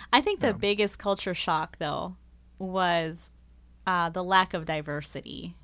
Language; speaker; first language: English; early bilingual, other home language; Spanish